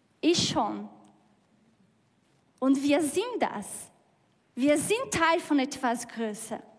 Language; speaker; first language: German; non-native, learner; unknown